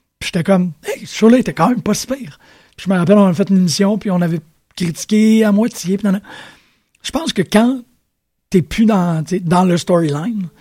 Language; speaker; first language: French; native; French